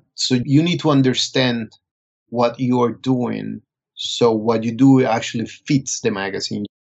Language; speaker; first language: English; non-native, fluent; Spanish